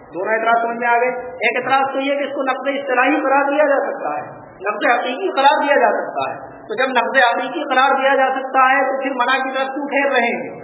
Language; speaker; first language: Urdu; native; Urdu